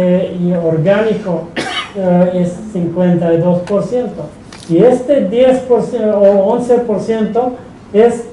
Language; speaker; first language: Spanish; non-native, fluent; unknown